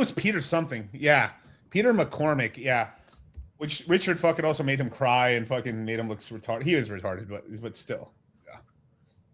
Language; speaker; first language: English; native; English